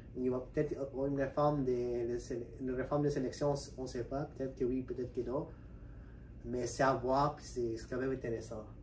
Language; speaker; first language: French; non-native, fluent; Spanish